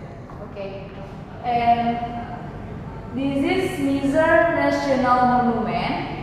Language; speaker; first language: English; non-native, learner; Indonesian